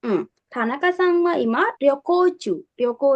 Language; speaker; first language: Japanese; non-native, fluent; Sinhala